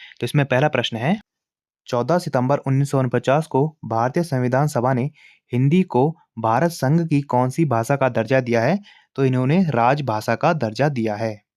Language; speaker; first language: Hindi; native; Hindi